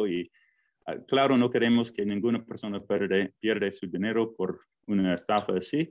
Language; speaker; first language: Spanish; non-native, fluent; English